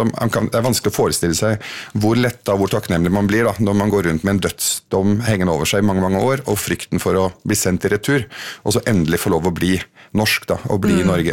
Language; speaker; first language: Norwegian; early bilingual, other home language; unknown